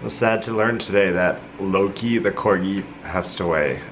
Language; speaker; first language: English; native; English